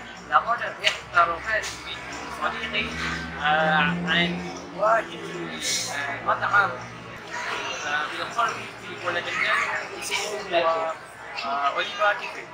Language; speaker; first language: Arabic; non-native, learner; Malay